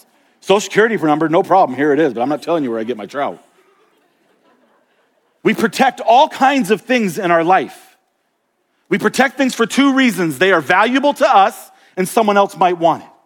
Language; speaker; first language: English; native; English